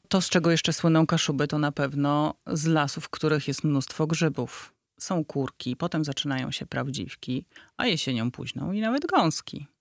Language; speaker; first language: Polish; native; Polish